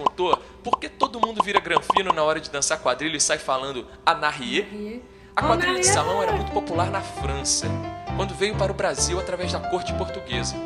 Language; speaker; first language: Portuguese; native; Portuguese